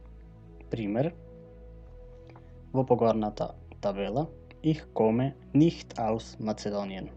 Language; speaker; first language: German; non-native, fluent; Macedonian